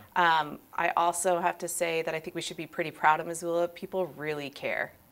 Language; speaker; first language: English; native; English